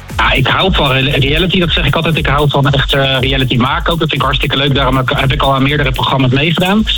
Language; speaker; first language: Dutch; native; Dutch